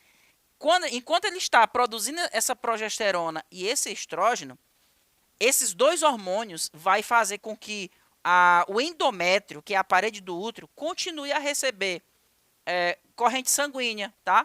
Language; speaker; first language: Portuguese; native; Portuguese